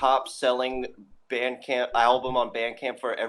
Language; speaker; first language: English; native; English